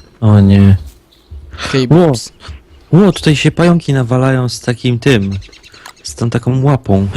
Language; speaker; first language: Polish; native; Polish